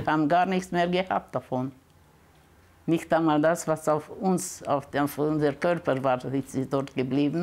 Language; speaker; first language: German; early bilingual, heritage; German